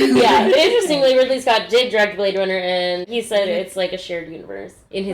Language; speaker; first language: English; native; English